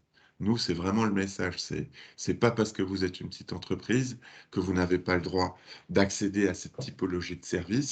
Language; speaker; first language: French; native; French